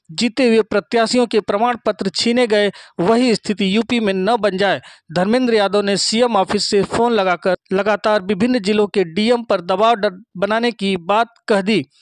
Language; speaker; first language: Hindi; native; Hindi